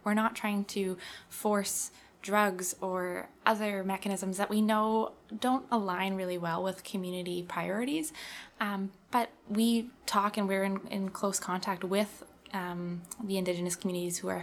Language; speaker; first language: English; native; English